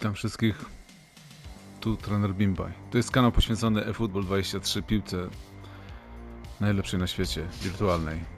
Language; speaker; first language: Polish; native; Polish